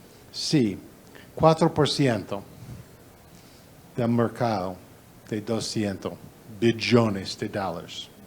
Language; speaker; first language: Spanish; non-native, learner; English